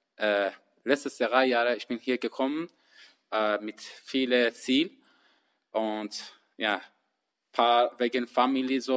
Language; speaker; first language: German; non-native, learner; Persian